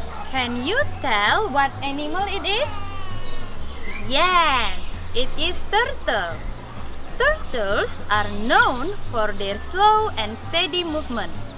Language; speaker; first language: English; non-native, fluent; Indonesian